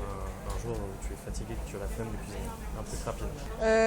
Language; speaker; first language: French; native; French